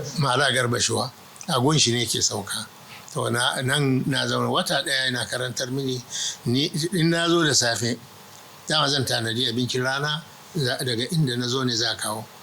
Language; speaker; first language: Hausa; non-native, local second language; Arabic